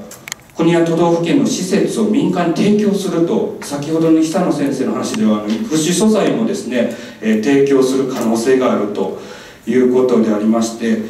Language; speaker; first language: Japanese; native; Japanese